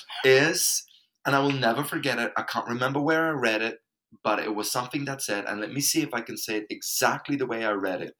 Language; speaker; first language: English; non-native, fluent; Dutch